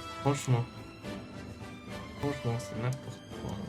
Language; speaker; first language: French; native; French